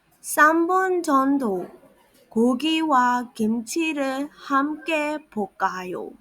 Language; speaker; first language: Korean; non-native, fluent; Burmese